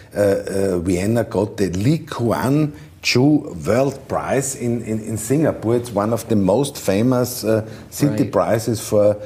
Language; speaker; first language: English; non-native, learner; German